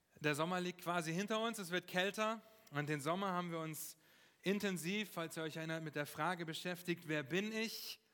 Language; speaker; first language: German; non-native, fluent; English